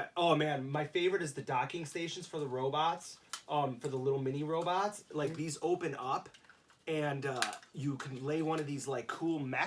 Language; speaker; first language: English; native; English